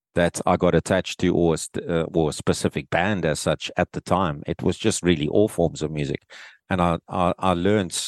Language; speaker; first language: English; native; English